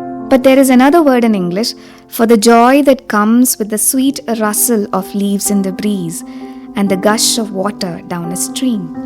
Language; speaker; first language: English; non-native, local second language; Malayalam